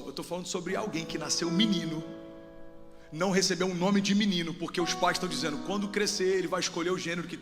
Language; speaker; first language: Portuguese; native; Portuguese